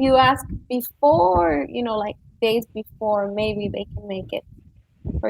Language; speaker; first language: English; non-native, fluent; Spanish